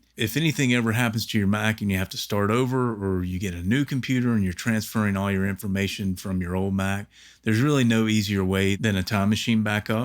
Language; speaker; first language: English; native; English